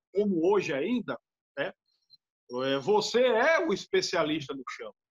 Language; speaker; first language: Portuguese; native; Portuguese